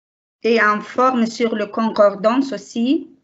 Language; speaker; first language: French; non-native, learner; Arabic